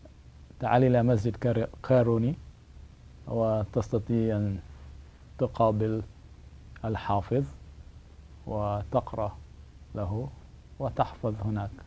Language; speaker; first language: Arabic; non-native, learner; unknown